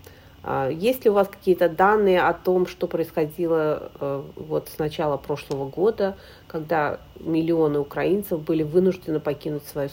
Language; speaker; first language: Russian; native; Russian